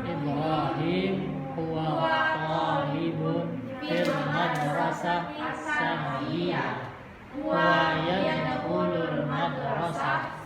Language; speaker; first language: Arabic; non-native, learner; Indonesian